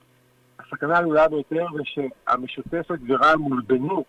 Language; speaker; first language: Hebrew; native; Hebrew